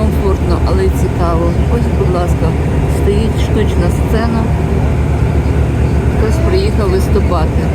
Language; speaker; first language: Ukrainian; native; Ukrainian